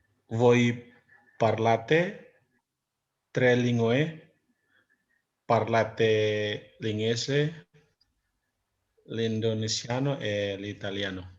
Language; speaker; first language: Italian; non-native, learner; Indonesian